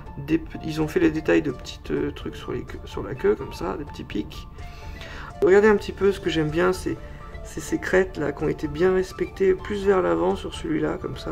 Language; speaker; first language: French; native; French